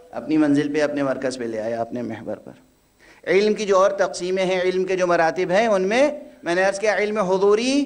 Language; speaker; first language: Urdu; native; Urdu